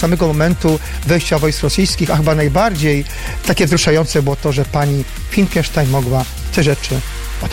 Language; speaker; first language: Polish; native; Polish